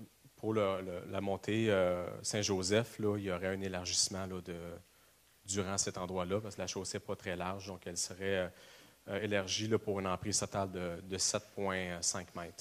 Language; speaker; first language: French; native; French